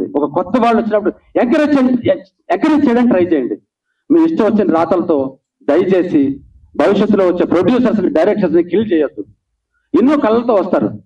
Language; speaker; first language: Telugu; native; Telugu